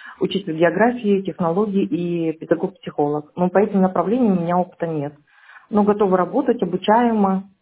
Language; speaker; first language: Russian; native; Russian